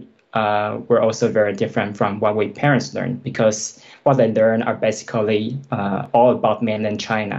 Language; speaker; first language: English; non-native, fluent; Chinese